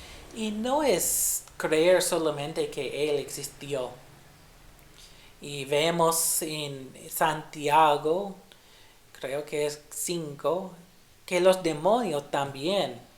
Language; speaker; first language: Spanish; non-native, fluent; English